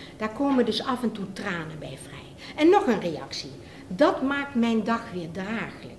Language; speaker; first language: Dutch; native; Dutch